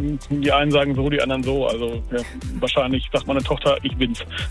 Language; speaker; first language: German; native; German